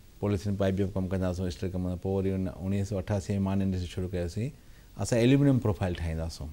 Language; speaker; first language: Sindhi; early bilingual, heritage; Sindhi